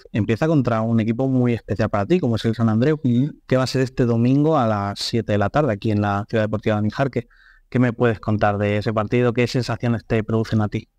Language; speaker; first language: Spanish; non-native, local second language; Catalan